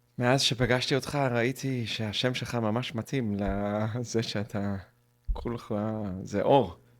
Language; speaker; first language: Hebrew; non-native, fluent; English